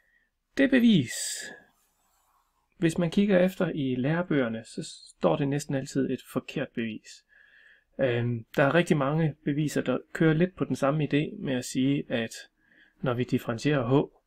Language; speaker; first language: Danish; native; Danish